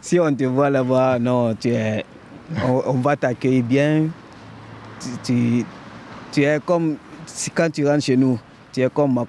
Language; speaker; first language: French; non-native, fluent; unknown